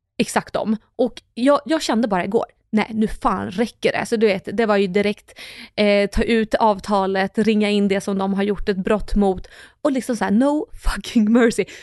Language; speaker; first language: Swedish; early bilingual, other home language; Russian